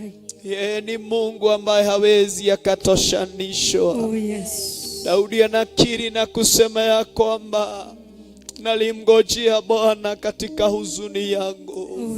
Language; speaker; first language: Swahili; non-native, local second language; Kikuyu